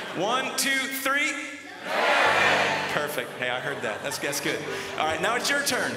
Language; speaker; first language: English; native; English